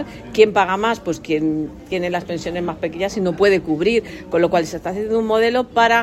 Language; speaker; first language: Spanish; native; Spanish